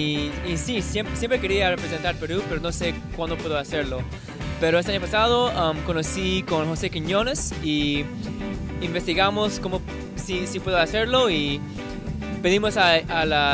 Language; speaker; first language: Spanish; early bilingual, heritage; English